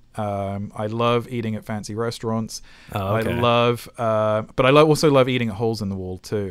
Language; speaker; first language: English; native; English